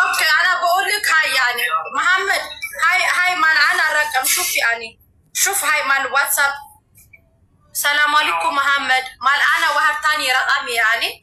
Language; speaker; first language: Arabic; non-native, learner; Amharic